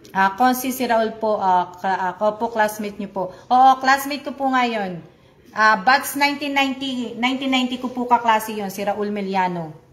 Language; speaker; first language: Filipino; native; Filipino